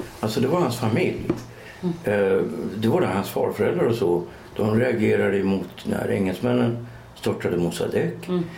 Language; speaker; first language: Swedish; native; Swedish